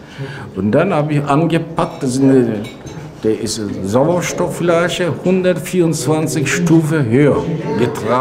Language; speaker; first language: German; non-native, learner; Turkish